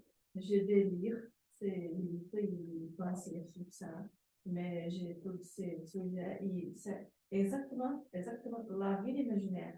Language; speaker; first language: French; non-native, learner; Portuguese